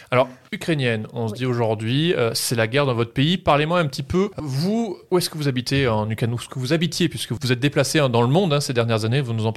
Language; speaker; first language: French; native; French